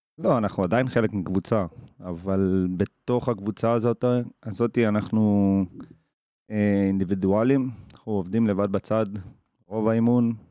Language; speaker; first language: Hebrew; early bilingual, other home language; English